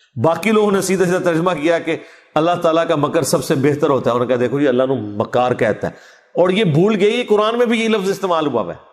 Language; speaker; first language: Urdu; non-native, local second language; Punjabi